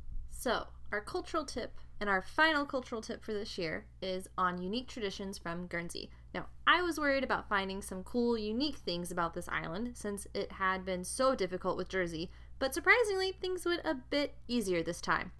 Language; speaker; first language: English; native; English